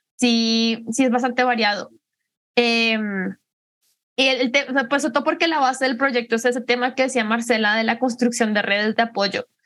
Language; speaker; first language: Spanish; native; Spanish